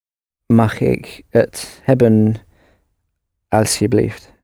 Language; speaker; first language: Dutch; non-native, learner; English